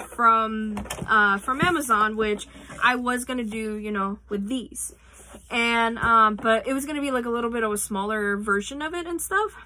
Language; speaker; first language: English; native; English